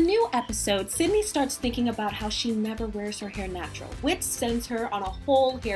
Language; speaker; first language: English; native; English